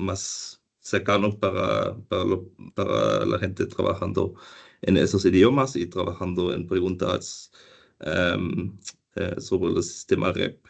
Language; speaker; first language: Spanish; non-native, fluent; German